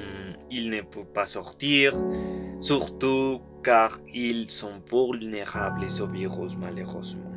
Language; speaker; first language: French; non-native, learner; Spanish